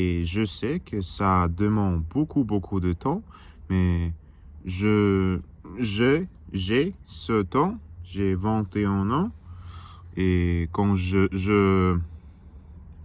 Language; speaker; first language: French; non-native, learner; Russian